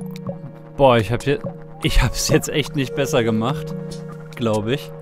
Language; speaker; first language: German; native; German